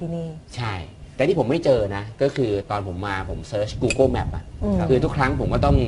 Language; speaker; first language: Thai; native; Thai